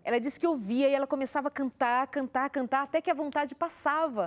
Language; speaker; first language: Portuguese; native; Portuguese